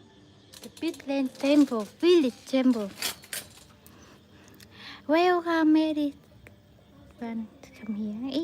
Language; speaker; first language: English; non-native, learner; Vietnamese